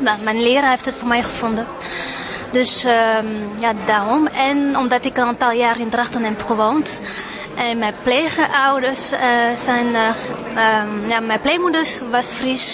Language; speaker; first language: Dutch; early bilingual, other home language; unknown